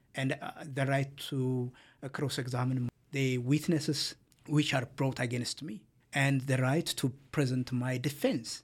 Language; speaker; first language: English; non-native, fluent; Amharic